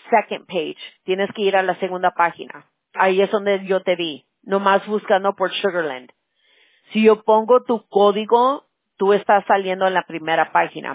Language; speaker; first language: Spanish; early bilingual, heritage; Spanish